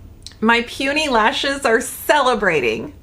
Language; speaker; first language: English; native; English